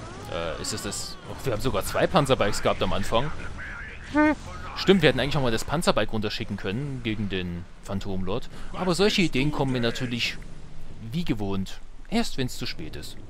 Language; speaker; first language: German; native; German